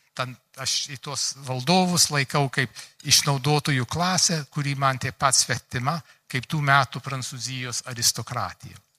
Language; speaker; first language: Lithuanian; early bilingual, heritage; Lithuanian